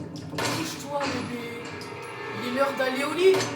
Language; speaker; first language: French; native; French